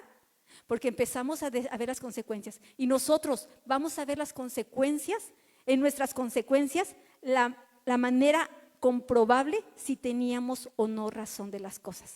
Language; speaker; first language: Spanish; native; Spanish